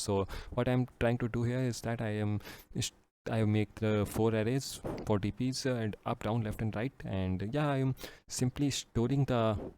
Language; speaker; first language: English; non-native, local second language; Hindi